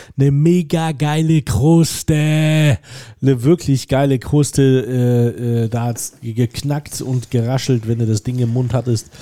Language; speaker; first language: German; native; German